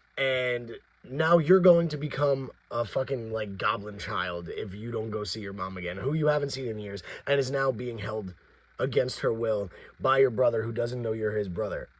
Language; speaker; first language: English; native; English